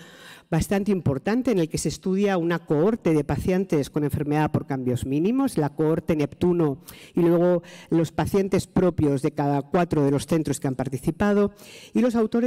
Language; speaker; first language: Spanish; native; Spanish